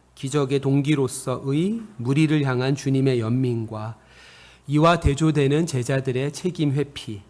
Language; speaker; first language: Korean; native; Korean